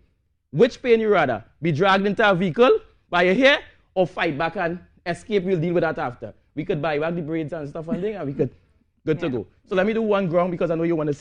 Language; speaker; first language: English; native; English